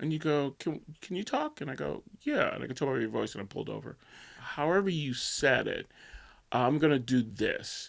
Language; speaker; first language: English; native; English